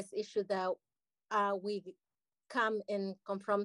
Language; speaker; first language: English; non-native, learner; Spanish